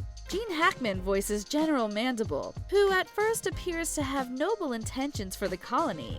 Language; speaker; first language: English; native; English